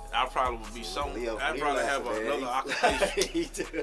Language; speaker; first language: English; native; English